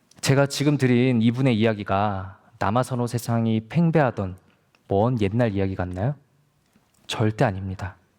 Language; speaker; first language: Korean; native; Korean